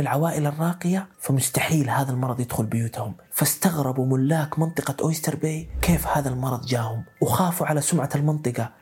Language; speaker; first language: Arabic; native; Arabic